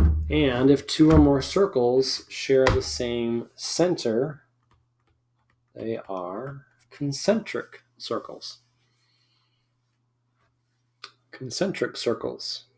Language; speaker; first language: English; native; English